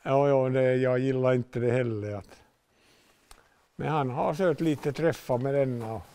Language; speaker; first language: Swedish; non-native, local second language; Finnish